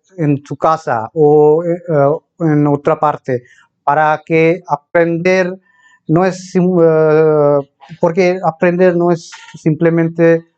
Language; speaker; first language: Spanish; non-native, fluent; Bangla